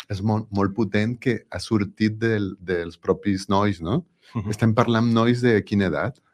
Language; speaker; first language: Catalan; non-native, local second language; Spanish